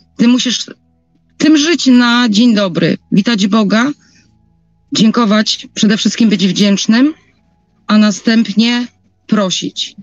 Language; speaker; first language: Polish; native; Polish